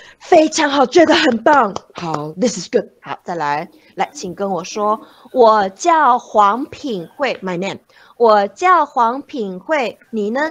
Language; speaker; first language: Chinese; native; Chinese